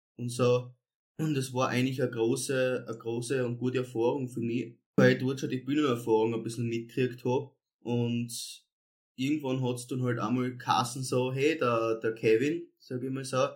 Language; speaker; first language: German; native; German